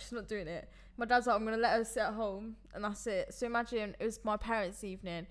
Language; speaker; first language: English; native; English